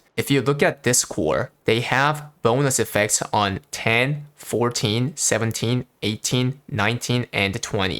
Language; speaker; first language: English; non-native, fluent; Korean